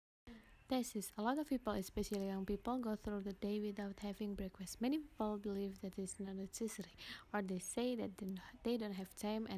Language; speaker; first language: English; non-native, learner; Indonesian